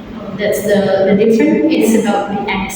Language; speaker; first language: English; non-native, fluent; Indonesian